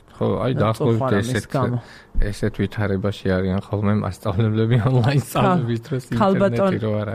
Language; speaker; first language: Georgian; native; Georgian